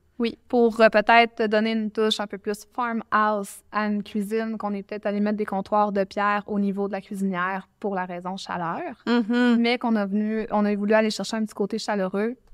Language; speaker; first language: French; native; French